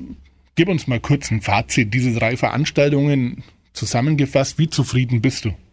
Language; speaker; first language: German; native; German